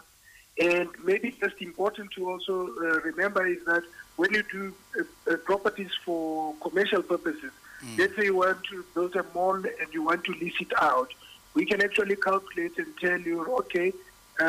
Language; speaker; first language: English; non-native, local second language; Southern Sotho